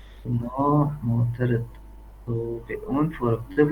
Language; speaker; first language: Persian; non-native, learner; Urdu